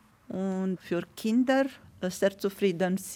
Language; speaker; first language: German; non-native, learner; Romanian